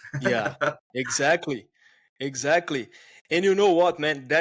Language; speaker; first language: English; non-native, fluent; Portuguese